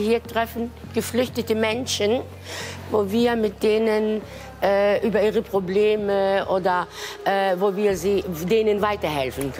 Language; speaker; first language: German; non-native, fluent; Turkish